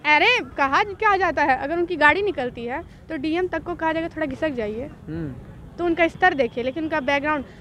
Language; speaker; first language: Hindi; native; Hindi